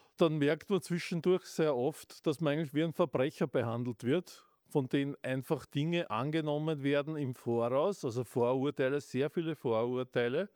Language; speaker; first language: German; native; German